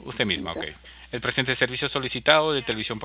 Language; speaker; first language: Spanish; native; Spanish